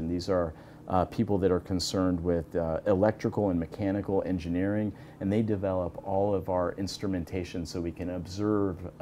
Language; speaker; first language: English; native; English